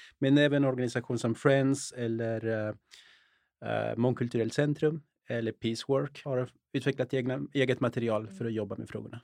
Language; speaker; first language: Swedish; early bilingual, other home language; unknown